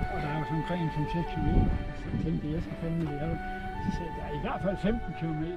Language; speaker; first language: Danish; native; Danish